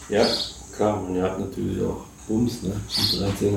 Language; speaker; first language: German; native; German